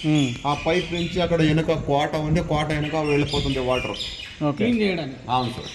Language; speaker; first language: Telugu; non-native, local second language; Kannada